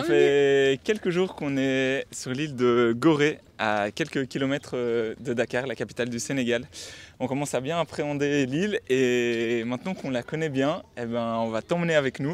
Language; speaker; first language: French; native; French